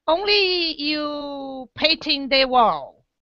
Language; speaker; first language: English; non-native, learner; Portuguese